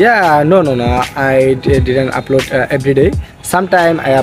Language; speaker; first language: English; non-native, learner; Bangla